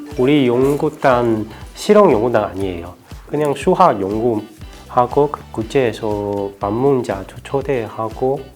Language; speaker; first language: Korean; non-native, learner; Chinese